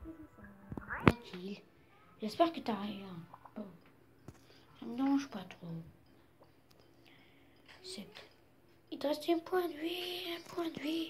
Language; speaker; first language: French; native; French